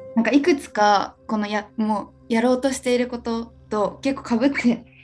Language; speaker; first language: Japanese; native; Japanese